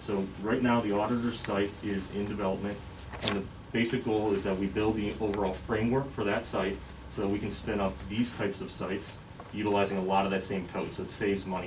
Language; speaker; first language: English; native; English